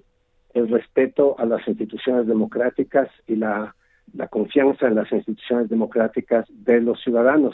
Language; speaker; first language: Spanish; native; Spanish